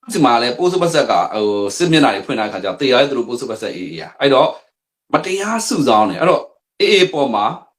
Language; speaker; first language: Burmese; native; Burmese